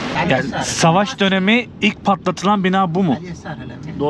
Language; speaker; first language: Turkish; native; Turkish